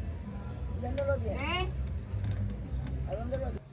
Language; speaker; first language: Spanish; native; Spanish